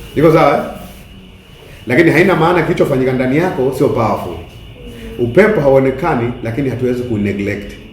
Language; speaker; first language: Swahili; native; Swahili